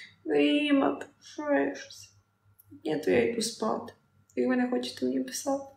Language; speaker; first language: Polish; non-native, learner; Ukrainian